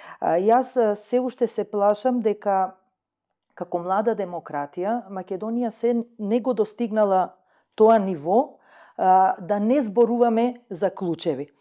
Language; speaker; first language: Macedonian; native; Macedonian